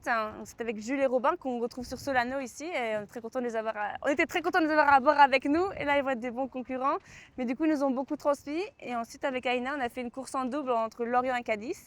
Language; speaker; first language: French; native; French